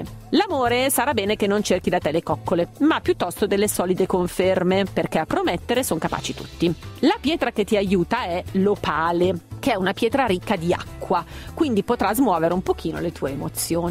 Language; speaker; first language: Italian; native; Italian